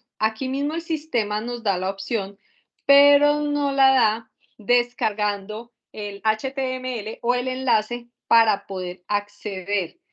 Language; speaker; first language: Spanish; native; Spanish